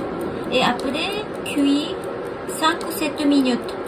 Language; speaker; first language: French; non-native, learner; Japanese